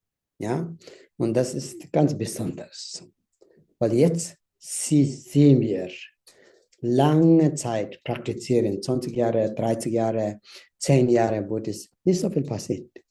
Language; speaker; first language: German; non-native, learner; Tibetan